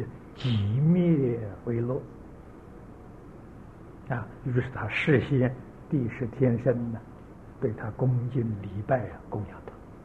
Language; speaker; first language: Chinese; native; Chinese